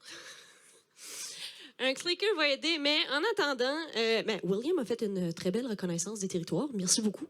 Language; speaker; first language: French; native; French